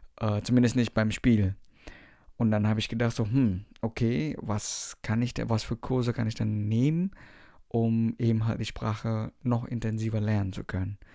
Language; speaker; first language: German; non-native, fluent; Indonesian